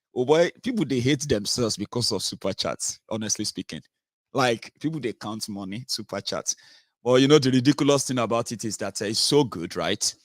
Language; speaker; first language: English; non-native, local second language; Yoruba